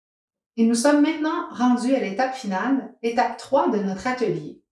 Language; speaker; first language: French; native; French